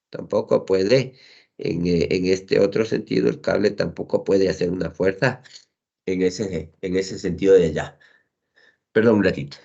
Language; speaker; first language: Spanish; native; Spanish